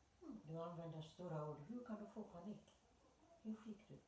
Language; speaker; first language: Swedish; non-native, fluent; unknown